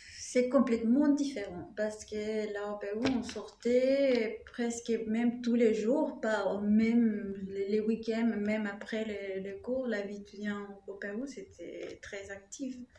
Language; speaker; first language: French; non-native, fluent; Spanish